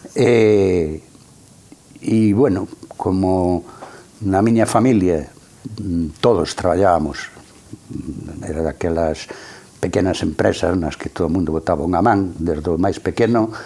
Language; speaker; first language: Galician; native; Galician